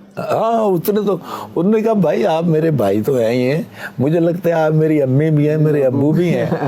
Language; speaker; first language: Urdu; non-native, local second language; Punjabi